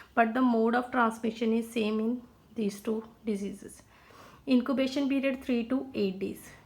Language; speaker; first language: English; non-native, local second language; Punjabi